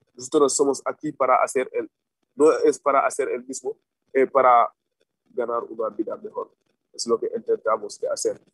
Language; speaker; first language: Spanish; non-native, learner; Wolof